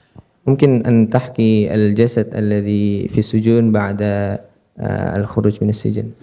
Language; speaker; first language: Arabic; non-native, learner; Indonesian